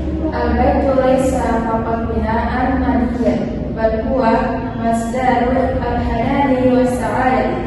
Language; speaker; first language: Arabic; non-native, learner; Indonesian